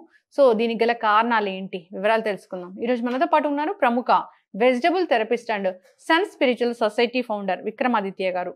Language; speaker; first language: Telugu; native; Telugu